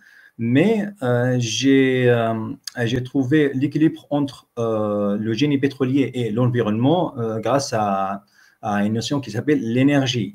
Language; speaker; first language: French; non-native, fluent; Arabic